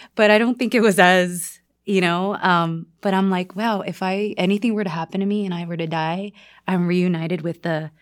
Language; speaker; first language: English; non-native, fluent; Korean